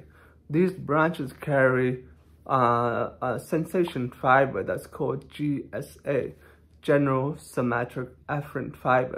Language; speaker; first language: English; non-native, fluent; Thai